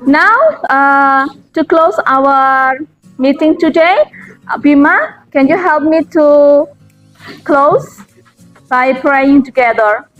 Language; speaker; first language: English; non-native, fluent; Indonesian